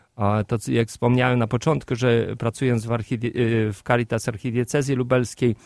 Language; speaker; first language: Polish; native; Polish